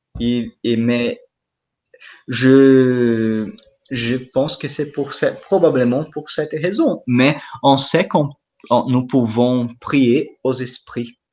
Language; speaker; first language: French; non-native, fluent; Portuguese